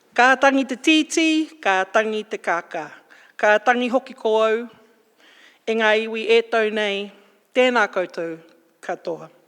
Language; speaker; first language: Māori; non-native, local second language; Samoan